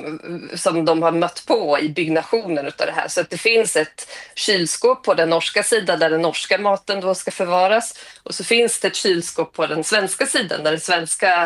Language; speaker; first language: Swedish; native; Swedish